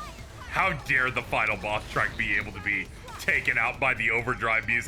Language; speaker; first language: English; native; English